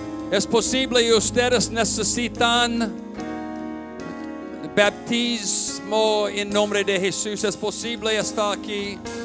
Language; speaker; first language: Spanish; non-native, learner; English